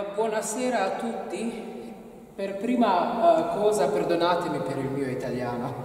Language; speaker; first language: Italian; non-native, fluent; Slovenian